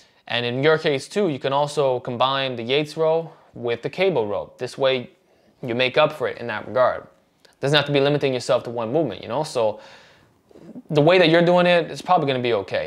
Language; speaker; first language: English; native; English